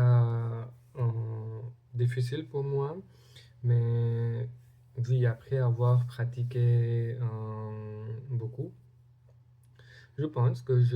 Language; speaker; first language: French; non-native, learner; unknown